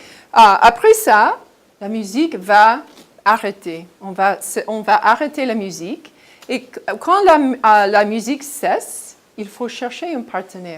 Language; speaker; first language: French; non-native, fluent; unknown